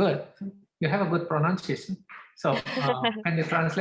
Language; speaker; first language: English; non-native, fluent; Indonesian